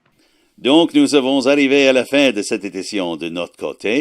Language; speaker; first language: French; non-native, learner; English